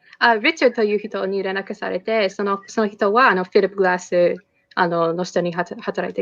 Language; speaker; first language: Japanese; non-native, fluent; English